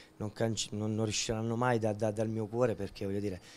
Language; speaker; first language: Italian; native; Italian